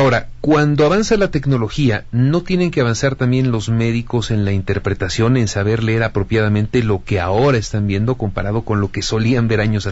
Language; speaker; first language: Spanish; native; Spanish